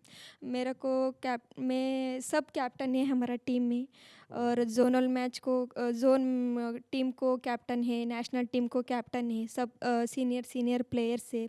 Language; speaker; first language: Hindi; non-native, local second language; Kannada